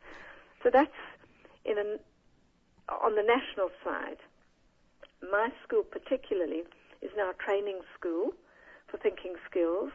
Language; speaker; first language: English; native; English